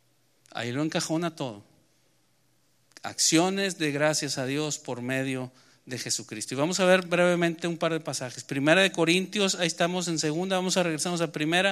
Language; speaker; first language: Spanish; native; Spanish